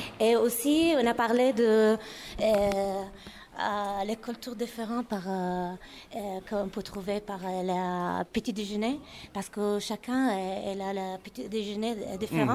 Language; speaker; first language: French; non-native, learner; Arabic